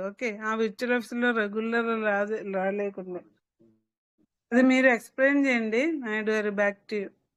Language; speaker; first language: Telugu; non-native, local second language; Hindi